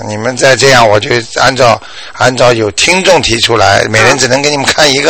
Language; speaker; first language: Chinese; native; Chinese